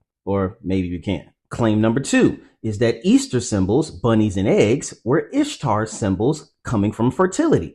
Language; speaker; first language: English; native; English